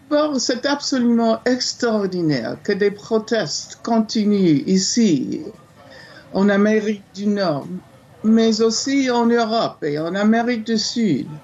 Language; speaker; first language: French; non-native, fluent; English